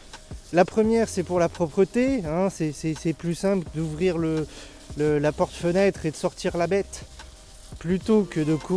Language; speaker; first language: French; native; French